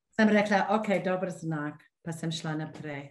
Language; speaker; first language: Slovenian; non-native, fluent; English